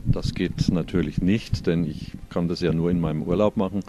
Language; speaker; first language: German; native; German